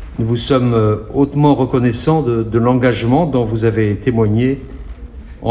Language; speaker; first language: French; native; French